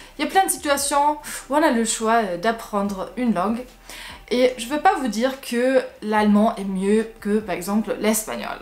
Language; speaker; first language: French; non-native, fluent; German